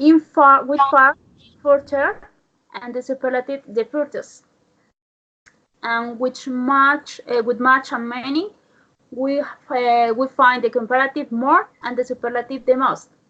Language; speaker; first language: English; non-native, learner; Spanish